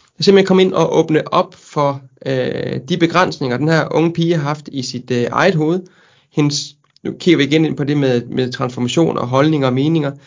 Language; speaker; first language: Danish; native; Danish